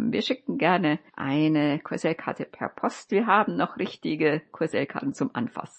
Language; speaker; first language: German; native; German